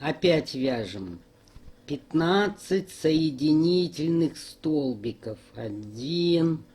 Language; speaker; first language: Russian; native; Russian